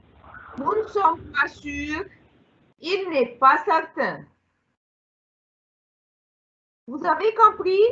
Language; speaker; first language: French; non-native, fluent; Arabic